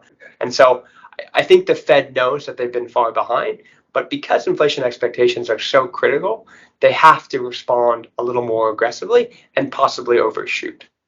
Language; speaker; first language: English; native; English